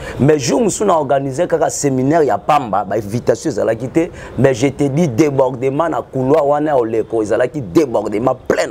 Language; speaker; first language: French; non-native, local second language; Lingala